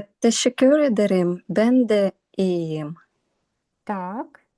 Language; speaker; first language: Turkish; non-native, learner; Ukrainian